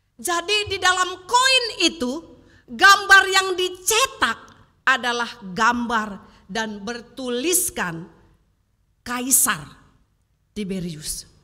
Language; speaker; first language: Indonesian; native; Indonesian